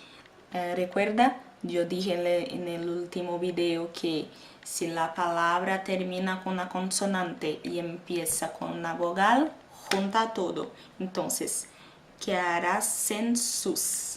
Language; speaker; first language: Spanish; non-native, fluent; Portuguese